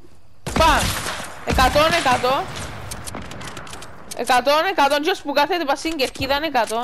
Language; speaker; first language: Greek; native; Greek